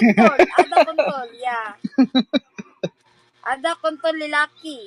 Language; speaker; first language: Indonesian; non-native, learner; Filipino